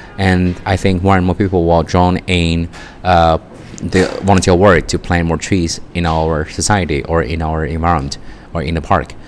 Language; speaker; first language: English; non-native, fluent; Chinese